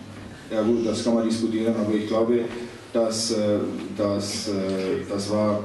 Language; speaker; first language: German; non-native, learner; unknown